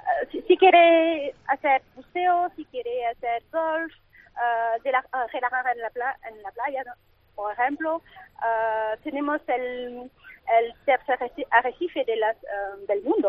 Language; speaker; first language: Spanish; non-native, fluent; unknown